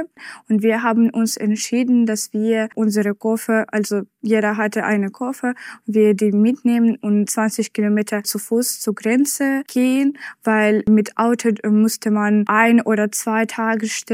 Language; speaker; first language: German; non-native, fluent; Ukrainian